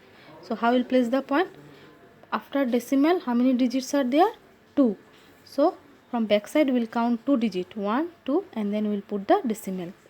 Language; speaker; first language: English; non-native, local second language; Assamese